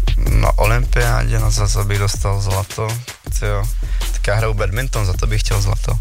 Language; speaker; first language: Czech; early bilingual, other home language; Vietnamese